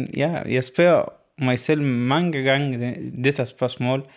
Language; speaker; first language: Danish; non-native, learner; Arabic